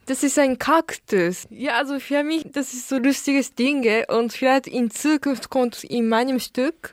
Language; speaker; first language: German; non-native, learner; Japanese